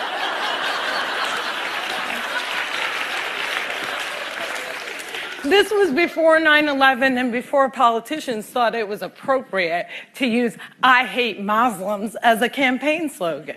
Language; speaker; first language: English; native; English